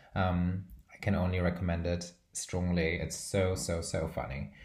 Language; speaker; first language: English; non-native, fluent; Portuguese